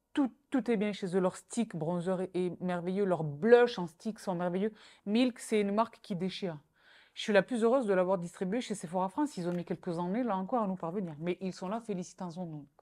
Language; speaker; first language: French; native; French